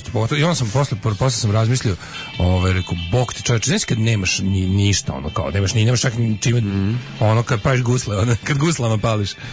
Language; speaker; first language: Serbian; native; Serbian